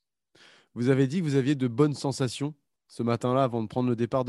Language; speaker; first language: French; native; French